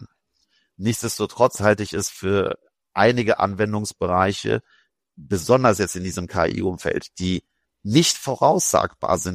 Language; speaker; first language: German; native; German